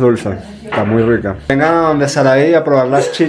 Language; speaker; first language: Spanish; native; Spanish